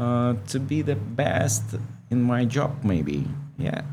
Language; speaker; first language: English; non-native, learner; Russian